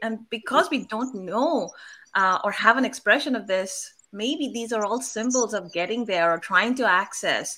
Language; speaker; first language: English; non-native, local second language; Bangla